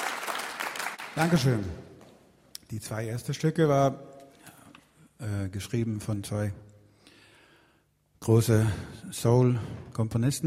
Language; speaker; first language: German; non-native, learner; Swedish